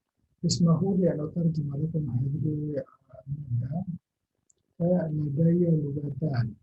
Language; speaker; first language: Arabic; non-native, fluent; Indonesian